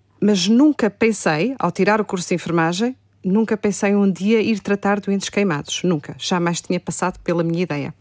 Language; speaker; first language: Portuguese; native; Portuguese